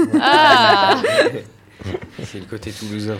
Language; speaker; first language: French; native; French